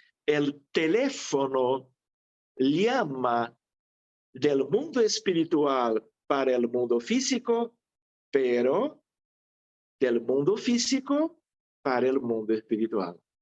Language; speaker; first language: Spanish; non-native, fluent; Portuguese